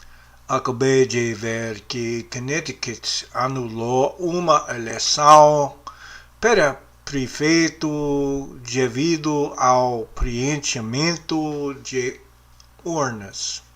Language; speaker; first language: Portuguese; non-native, learner; English